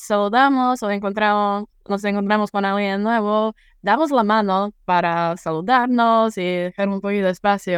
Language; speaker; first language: Spanish; non-native, fluent; Czech